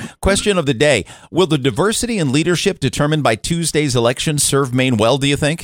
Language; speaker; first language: English; native; English